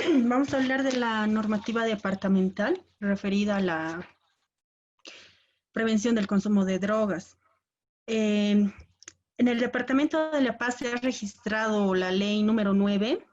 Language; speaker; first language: Spanish; native; Spanish